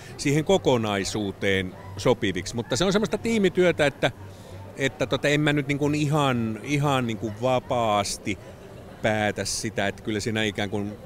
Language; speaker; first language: Finnish; native; Finnish